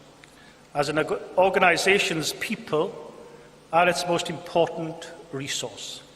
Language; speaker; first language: English; non-native, local second language; Welsh